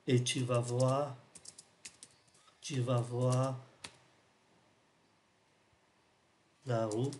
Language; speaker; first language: French; non-native, fluent; Vietnamese